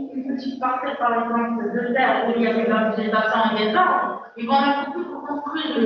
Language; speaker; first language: French; non-native, local second language; Arabic